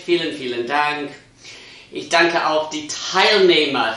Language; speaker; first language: German; non-native, learner; English